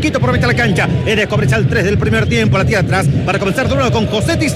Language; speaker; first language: Spanish; native; Spanish